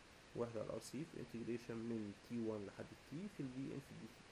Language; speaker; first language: Arabic; native; Arabic